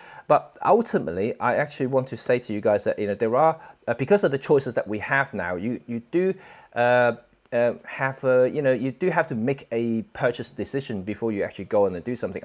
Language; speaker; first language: English; non-native, local second language; Cantonese